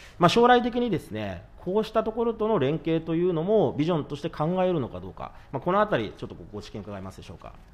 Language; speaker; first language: Japanese; native; Japanese